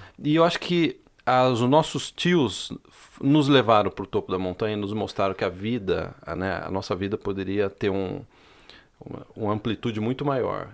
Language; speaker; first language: Portuguese; native; Portuguese